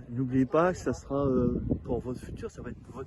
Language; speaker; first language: French; native; French